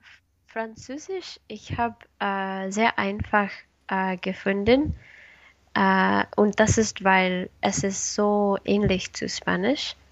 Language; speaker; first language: German; non-native, learner; Spanish